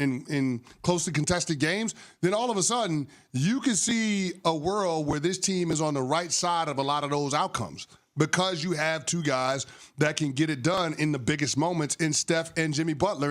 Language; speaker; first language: English; native; English